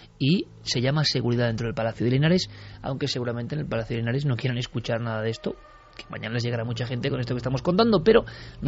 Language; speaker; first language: Spanish; native; Spanish